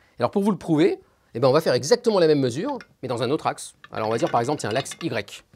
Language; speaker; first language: French; native; French